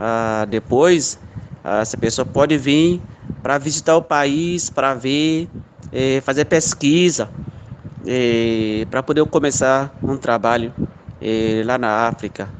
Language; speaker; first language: Portuguese; non-native, local second language; Fula